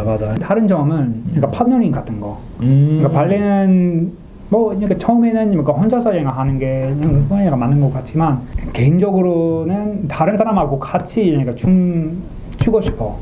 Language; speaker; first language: Korean; non-native, learner; English